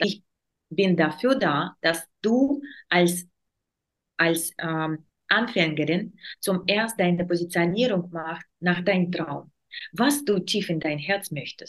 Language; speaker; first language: German; non-native, learner; Russian